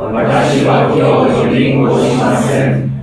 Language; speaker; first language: Japanese; non-native, learner; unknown